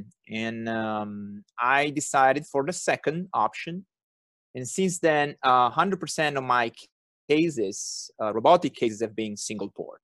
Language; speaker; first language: English; non-native, fluent; Italian